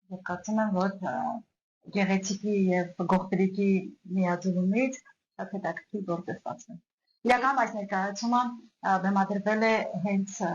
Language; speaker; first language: Armenian; native; Armenian